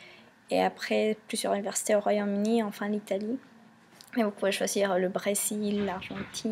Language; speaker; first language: French; non-native, fluent; Spanish